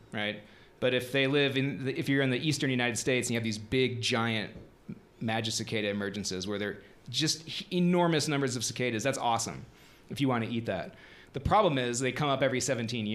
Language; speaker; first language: English; native; English